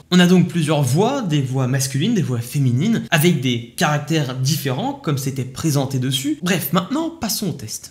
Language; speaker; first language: French; native; French